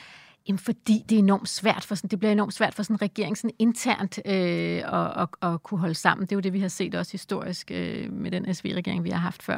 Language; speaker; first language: Danish; native; Danish